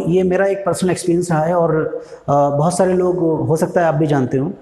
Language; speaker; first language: Hindi; native; Hindi